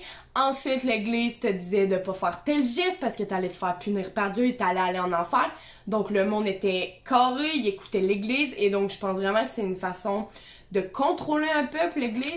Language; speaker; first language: French; native; French